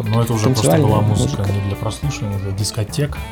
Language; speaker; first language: Russian; native; Russian